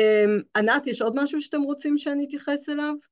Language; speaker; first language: Hebrew; native; Hebrew